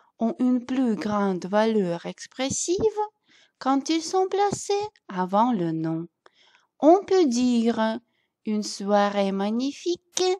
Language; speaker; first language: French; non-native, fluent; Russian